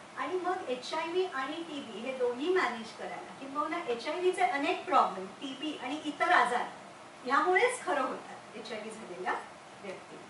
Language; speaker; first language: Marathi; non-native, local second language; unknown